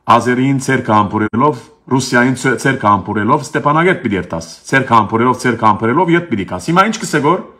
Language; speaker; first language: Armenian; early bilingual, heritage; Armenian